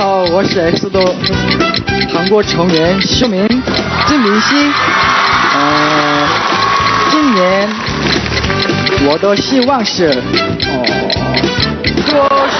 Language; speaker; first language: Chinese; non-native, learner; Korean